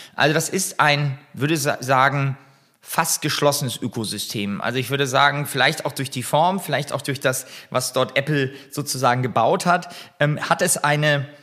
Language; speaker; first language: German; native; German